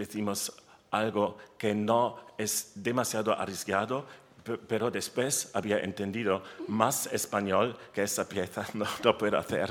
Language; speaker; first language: Spanish; non-native, learner; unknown